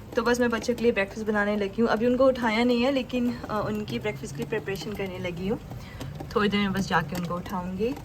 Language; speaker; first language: Urdu; native; Urdu